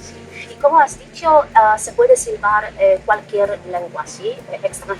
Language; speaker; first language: Spanish; non-native, fluent; Polish